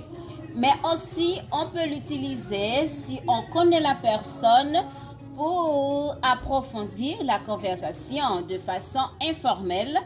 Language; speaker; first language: French; non-native, fluent; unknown